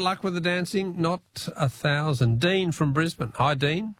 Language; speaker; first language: English; native; English